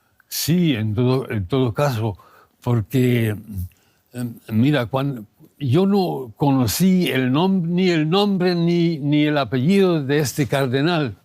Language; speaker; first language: Spanish; non-native, fluent; German